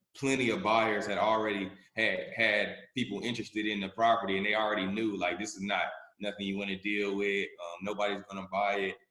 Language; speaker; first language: English; native; English